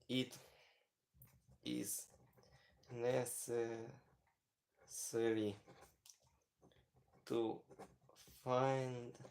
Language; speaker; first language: English; non-native, learner; Ukrainian